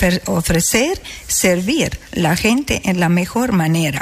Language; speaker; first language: Spanish; non-native, fluent; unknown